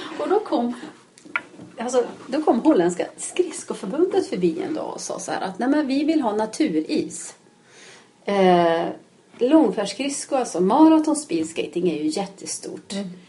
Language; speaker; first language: Swedish; early bilingual, other home language; Finnish